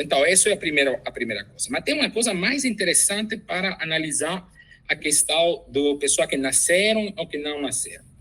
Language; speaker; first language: Portuguese; non-native, fluent; Italian